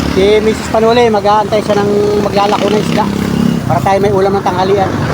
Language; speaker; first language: Filipino; native; Filipino